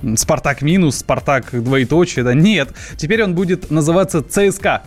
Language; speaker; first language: Russian; native; Russian